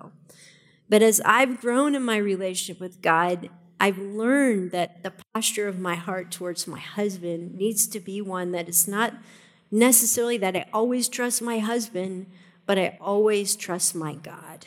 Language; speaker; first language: English; native; English